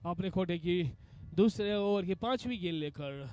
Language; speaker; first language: Hindi; non-native, local second language; Kannada